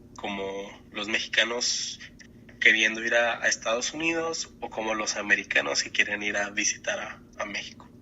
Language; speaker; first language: Spanish; native; Spanish